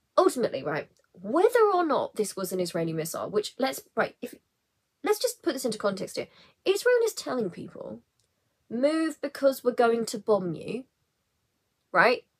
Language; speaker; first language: English; native; English